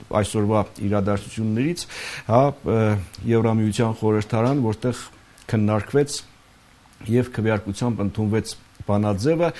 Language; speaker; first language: Armenian; native; Armenian